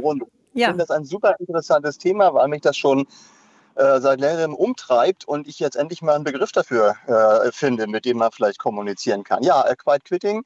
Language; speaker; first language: German; native; German